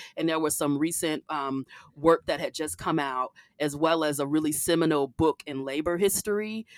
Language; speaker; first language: English; native; English